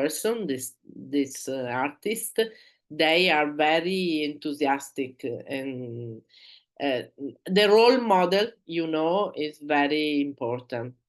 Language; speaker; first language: English; non-native, learner; Italian